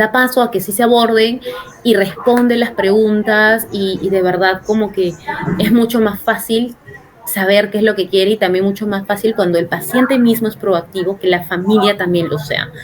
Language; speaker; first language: Spanish; native; Spanish